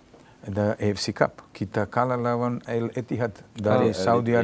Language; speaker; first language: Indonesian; non-native, learner; Serbian